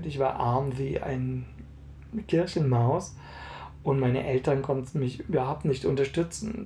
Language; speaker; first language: German; non-native, fluent; Hungarian